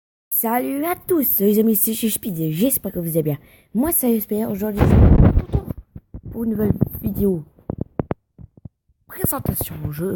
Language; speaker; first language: French; native; French